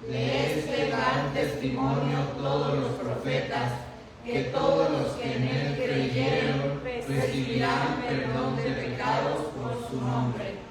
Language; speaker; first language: Spanish; native; Spanish